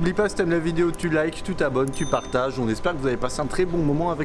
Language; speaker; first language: French; native; French